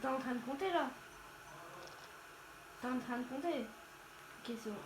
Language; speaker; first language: French; native; French